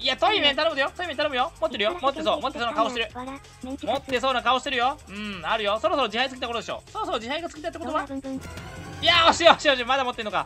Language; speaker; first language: Japanese; native; Japanese